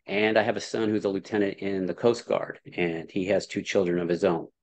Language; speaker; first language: English; native; English